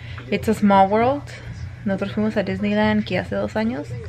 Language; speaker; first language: Spanish; early bilingual, heritage; Spanish